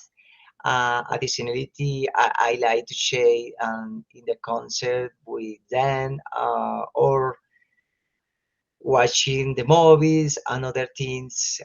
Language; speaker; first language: English; non-native, learner; Spanish